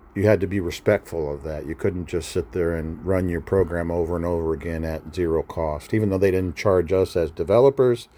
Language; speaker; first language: English; native; English